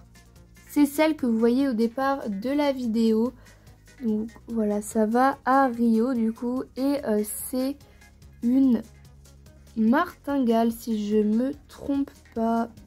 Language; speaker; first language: French; native; French